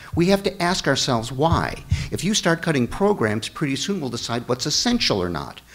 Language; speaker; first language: English; native; English